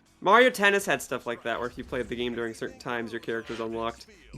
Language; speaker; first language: English; native; English